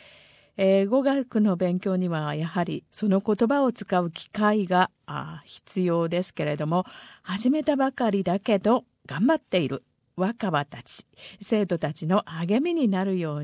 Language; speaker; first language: Japanese; native; Japanese